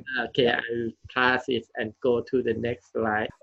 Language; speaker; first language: English; non-native, learner; Thai